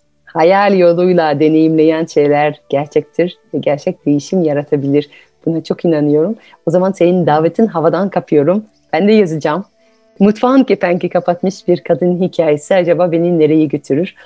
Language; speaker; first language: Turkish; non-native, fluent; French